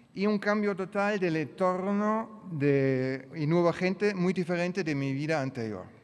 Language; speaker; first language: Spanish; early bilingual, other home language; German